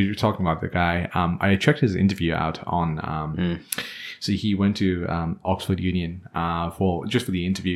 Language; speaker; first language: English; non-native, local second language; Nepali